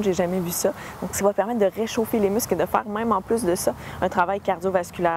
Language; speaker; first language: French; native; French